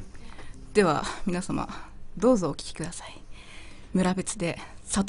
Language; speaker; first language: Japanese; native; Japanese